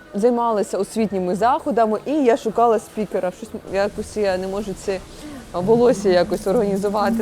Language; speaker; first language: Ukrainian; non-native, local second language; Russian